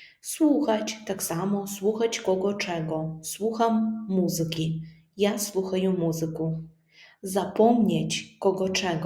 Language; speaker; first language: Polish; non-native, fluent; Ukrainian